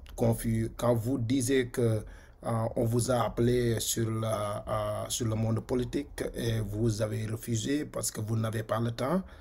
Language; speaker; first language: French; non-native, local second language; Wolof